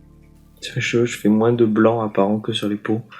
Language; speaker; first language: French; native; French